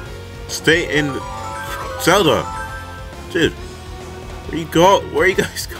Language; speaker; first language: English; native; English